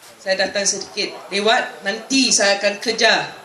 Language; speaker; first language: Malay; non-native, local second language; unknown